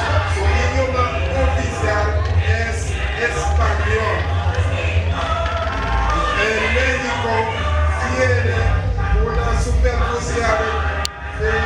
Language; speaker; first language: Spanish; non-native, learner; Haitian Creole